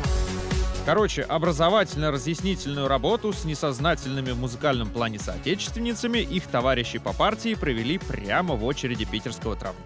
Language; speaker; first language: Russian; native; Russian